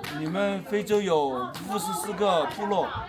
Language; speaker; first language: Chinese; non-native, local second language; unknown